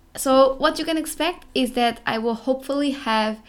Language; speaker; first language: English; non-native, fluent; Dutch